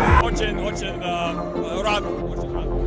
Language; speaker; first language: Russian; non-native, learner; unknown